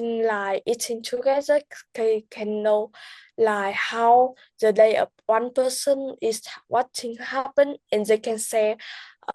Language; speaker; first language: English; non-native, learner; Vietnamese